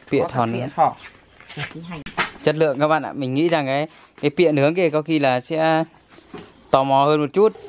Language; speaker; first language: Vietnamese; native; Vietnamese